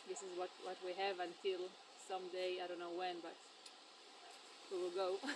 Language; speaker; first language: English; non-native, fluent; Hebrew